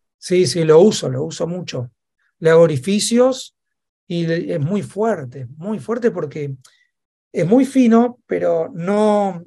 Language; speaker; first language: Spanish; native; Spanish